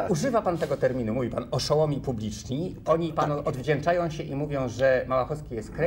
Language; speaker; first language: Polish; native; Polish